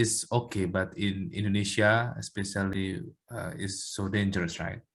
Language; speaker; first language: English; non-native, learner; Indonesian